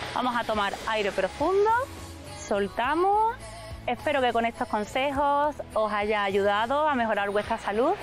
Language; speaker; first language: Spanish; native; Spanish